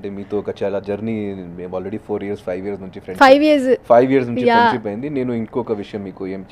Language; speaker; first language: Telugu; non-native, local second language; Hindi